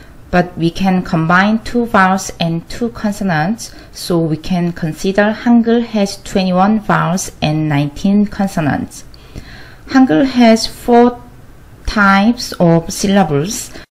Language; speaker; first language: English; non-native, fluent; Korean